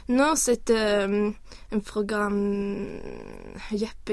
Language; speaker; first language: French; non-native, learner; Swedish